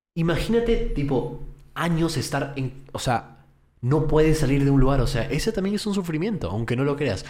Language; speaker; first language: Spanish; early bilingual, heritage; Spanish